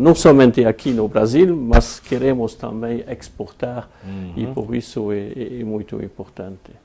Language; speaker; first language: Portuguese; non-native, fluent; French